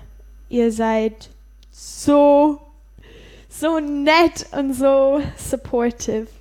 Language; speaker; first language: German; non-native, learner; English